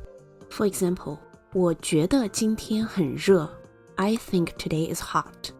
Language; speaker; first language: English; non-native, fluent; Chinese